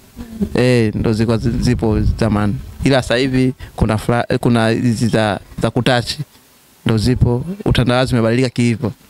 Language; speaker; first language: Swahili; native; Swahili